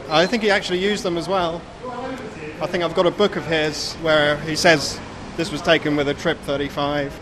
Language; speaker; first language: English; native; English